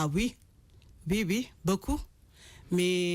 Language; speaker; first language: French; non-native, local second language; Morisyen